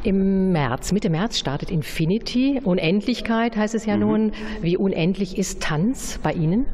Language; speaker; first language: German; native; German